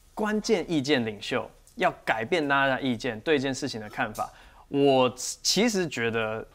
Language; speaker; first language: Chinese; native; Chinese